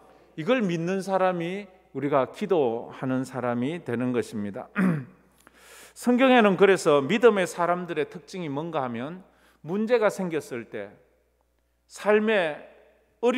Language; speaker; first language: Korean; native; Korean